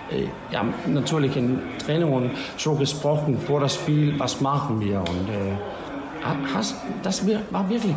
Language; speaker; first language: German; non-native, learner; Danish